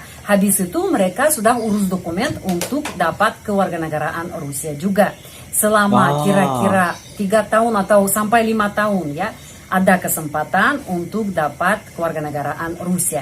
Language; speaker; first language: Indonesian; non-native, fluent; Russian